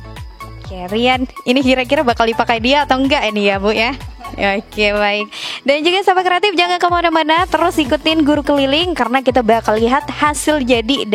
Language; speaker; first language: Indonesian; native; Indonesian